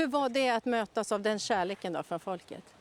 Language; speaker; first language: Swedish; native; Swedish